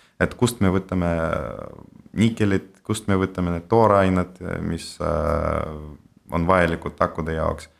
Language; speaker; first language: Estonian; non-native, local second language; Russian